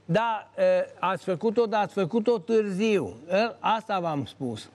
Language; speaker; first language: Romanian; native; Romanian